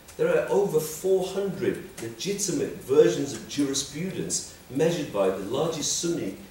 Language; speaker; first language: English; native; English